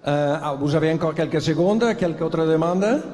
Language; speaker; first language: French; non-native, fluent; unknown